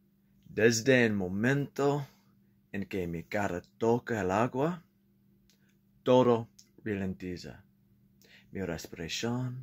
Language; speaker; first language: Spanish; non-native, learner; English